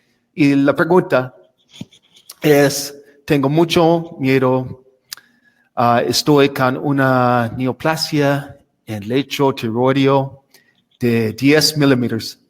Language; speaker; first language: Spanish; non-native, learner; English